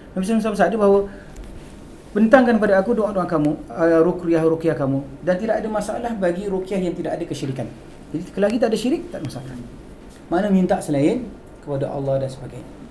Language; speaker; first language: Malay; native; Malay